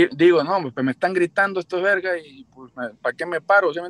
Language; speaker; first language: Spanish; native; Spanish